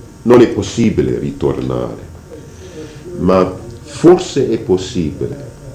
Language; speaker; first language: Italian; non-native, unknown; English